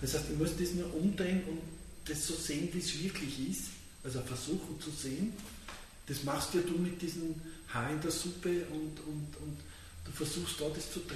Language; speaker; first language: German; native; German